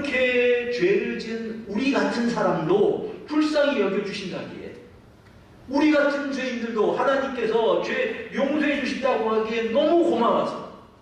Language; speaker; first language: Korean; native; Korean